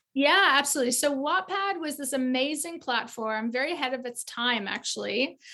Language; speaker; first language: English; native; English